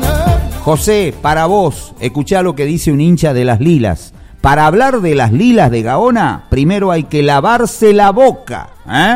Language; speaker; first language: Spanish; native; Spanish